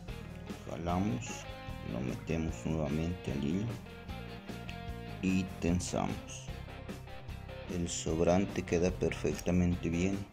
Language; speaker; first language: Spanish; native; Spanish